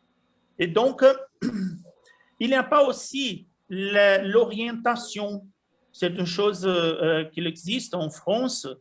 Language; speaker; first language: French; non-native, fluent; Portuguese